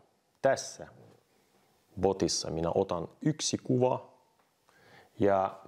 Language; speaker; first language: Finnish; non-native, fluent; Russian